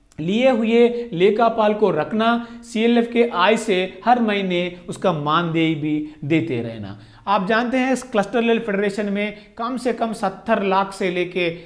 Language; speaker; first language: Hindi; non-native, local second language; Telugu